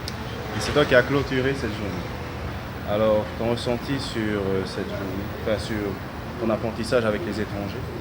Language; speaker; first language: French; native; French